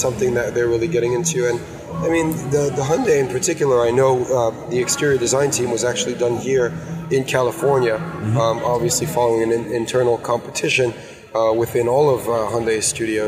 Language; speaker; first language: English; native; English